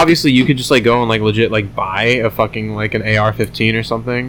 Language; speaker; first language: English; native; English